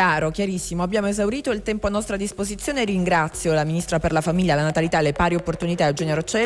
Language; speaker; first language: Italian; native; Italian